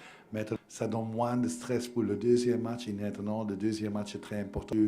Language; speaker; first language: French; non-native, learner; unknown